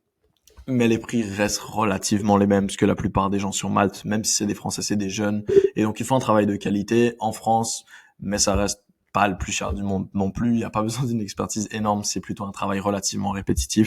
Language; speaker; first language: French; native; French